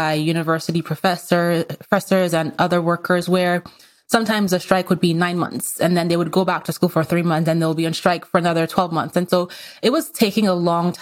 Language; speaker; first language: English; non-native, local second language; Yoruba